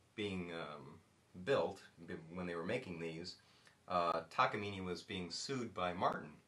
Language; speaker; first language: English; native; English